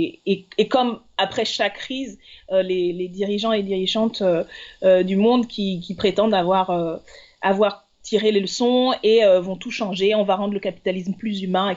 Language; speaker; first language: French; native; French